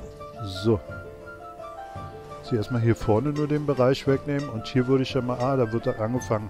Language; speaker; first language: German; native; German